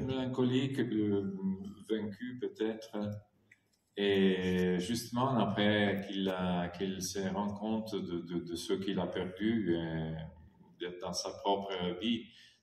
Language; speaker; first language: French; non-native, fluent; Italian